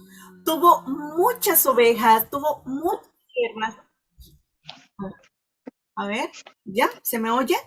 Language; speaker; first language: Spanish; native; Spanish